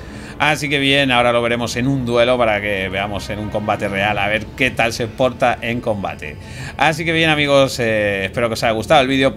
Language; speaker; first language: Spanish; native; Spanish